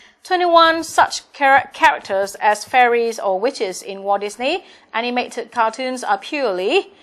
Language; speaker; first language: English; non-native, fluent; Vietnamese